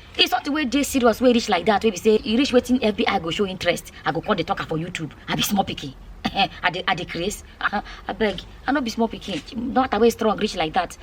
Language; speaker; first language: Nigerian Pidgin; native; Nigerian Pidgin